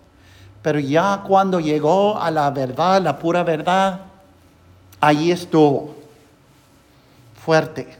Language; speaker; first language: Spanish; non-native, fluent; English